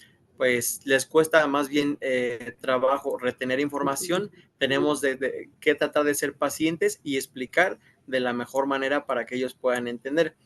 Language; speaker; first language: Spanish; native; Spanish